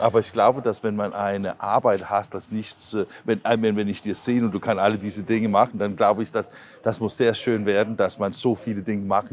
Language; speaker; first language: German; non-native, learner; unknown